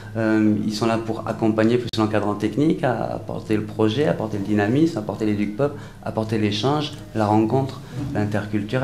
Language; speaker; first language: French; native; French